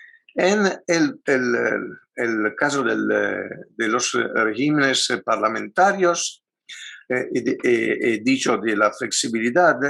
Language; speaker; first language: Spanish; non-native, fluent; Italian